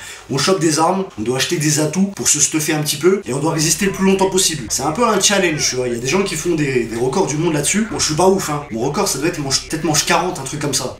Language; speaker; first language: French; native; French